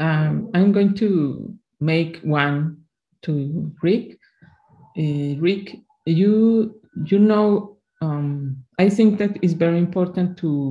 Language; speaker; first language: English; non-native, learner; Spanish